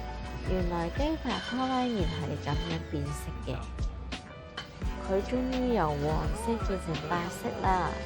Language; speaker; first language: Cantonese; native; Cantonese